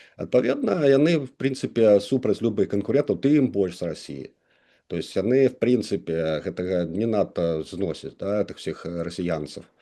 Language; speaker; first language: Belarusian; non-native, local second language; Russian